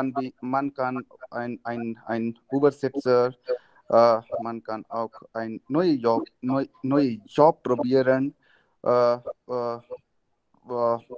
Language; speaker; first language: German; non-native, learner; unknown